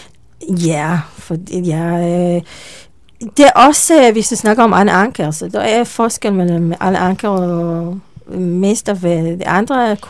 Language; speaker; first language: Danish; non-native, learner; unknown